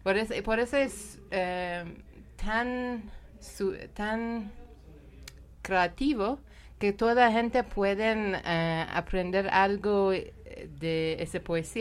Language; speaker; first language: Spanish; non-native, learner; Persian